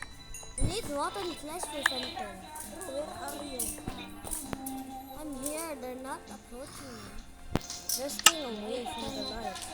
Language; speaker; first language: English; non-native, local second language; Filipino